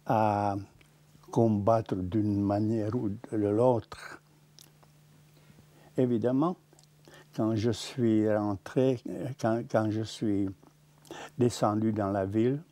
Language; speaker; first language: French; non-native, fluent; Czech